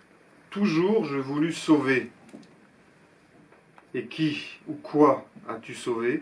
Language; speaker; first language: French; native; French